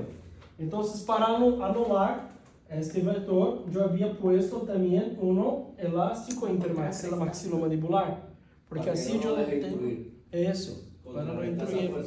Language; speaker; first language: Spanish; non-native, fluent; Portuguese